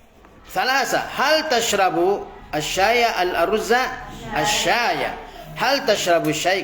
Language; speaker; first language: Arabic; non-native, fluent; Indonesian